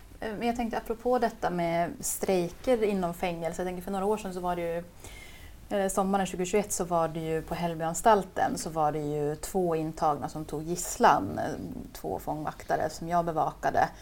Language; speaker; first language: Swedish; native; Swedish